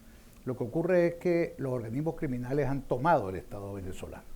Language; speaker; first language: Spanish; native; Spanish